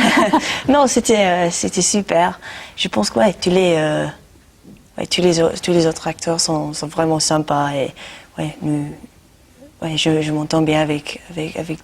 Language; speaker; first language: French; non-native, learner; English